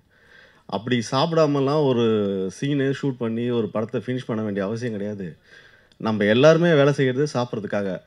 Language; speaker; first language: Tamil; native; Tamil